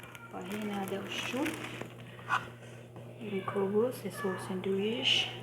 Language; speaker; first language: Arabic; non-native, fluent; Oromo